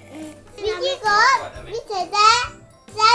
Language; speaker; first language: Japanese; early bilingual, heritage; Japanese